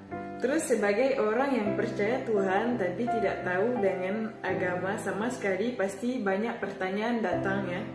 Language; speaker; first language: Indonesian; non-native, fluent; French